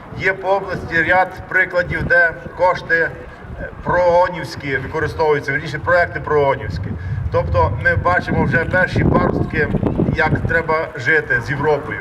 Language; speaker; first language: Ukrainian; native; Ukrainian